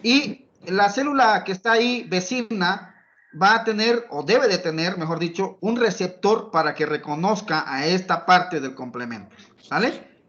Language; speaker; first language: Spanish; native; Spanish